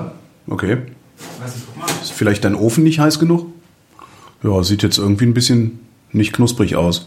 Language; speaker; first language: German; native; German